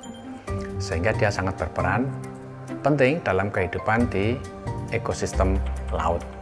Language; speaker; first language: Indonesian; native; Indonesian